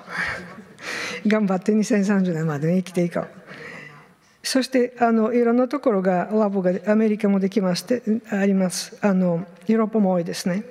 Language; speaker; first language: Japanese; non-native, fluent; Bulgarian